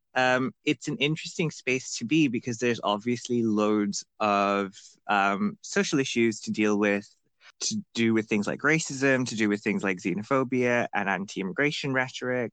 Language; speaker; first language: English; non-native, local second language; Bangla